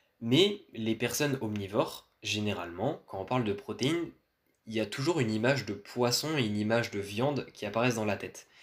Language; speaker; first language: French; native; French